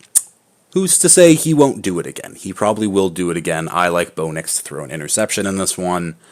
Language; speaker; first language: English; native; English